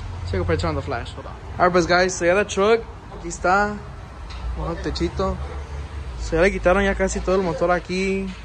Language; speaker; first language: Spanish; early bilingual, heritage; Spanish